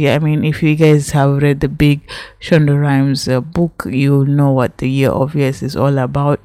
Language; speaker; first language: English; non-native, local second language; Swahili